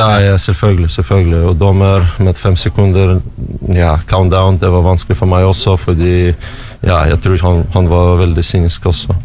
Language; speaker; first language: Norwegian; non-native, learner; Russian